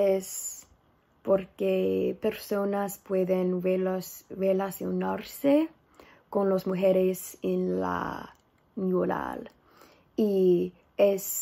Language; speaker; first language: Spanish; non-native, learner; English